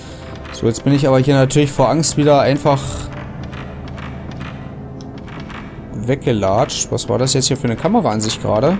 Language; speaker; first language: German; native; German